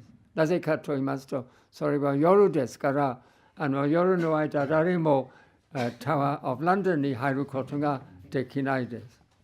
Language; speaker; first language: Japanese; non-native, fluent; English